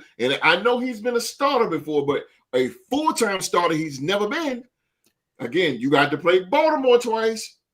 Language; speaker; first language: English; native; English